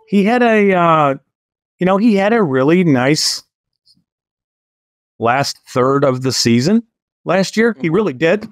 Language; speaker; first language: English; native; English